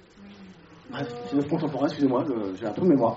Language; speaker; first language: French; native; French